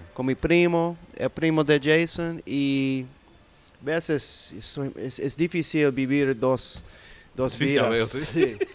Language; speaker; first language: Spanish; non-native, learner; English